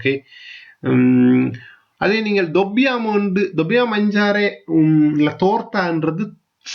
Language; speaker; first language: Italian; non-native, fluent; Tamil